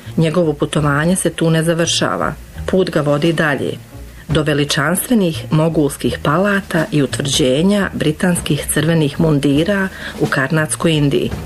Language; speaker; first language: Bosnian; native; Bosnian